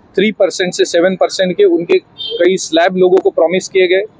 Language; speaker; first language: Hindi; non-native, local second language; Marathi